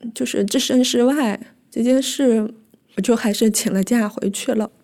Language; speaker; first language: Chinese; native; Chinese